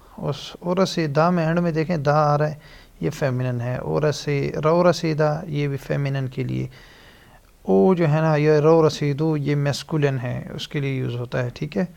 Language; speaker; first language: Urdu; non-native, local second language; Pashto